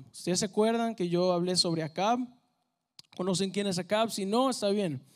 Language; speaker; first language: Spanish; early bilingual, heritage; Spanish